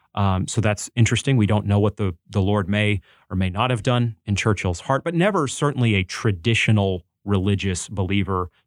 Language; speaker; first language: English; native; English